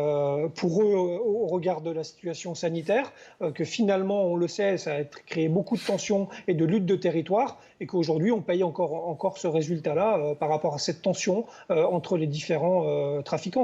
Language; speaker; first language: French; native; French